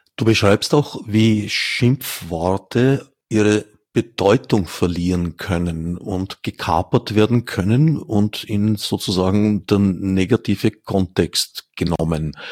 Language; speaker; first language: German; native; German